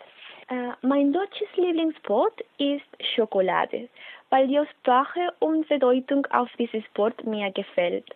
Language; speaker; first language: German; non-native, learner; Spanish